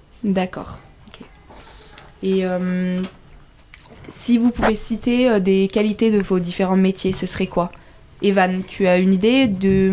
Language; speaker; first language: French; native; French